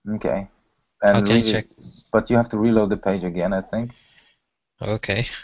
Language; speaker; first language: English; early bilingual, other home language; Polish